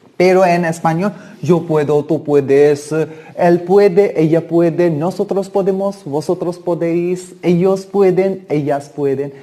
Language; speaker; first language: Spanish; non-native, learner; Hindi